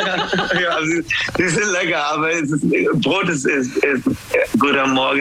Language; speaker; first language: German; non-native, fluent; English